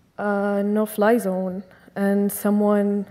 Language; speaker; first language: English; non-native, fluent; Arabic